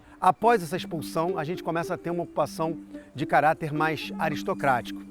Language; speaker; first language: Portuguese; native; Portuguese